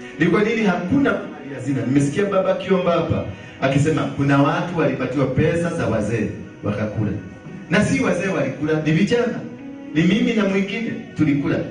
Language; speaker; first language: Swahili; non-native, local second language; Kikuyu